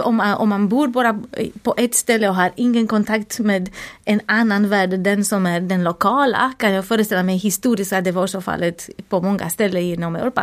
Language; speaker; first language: Swedish; non-native, fluent; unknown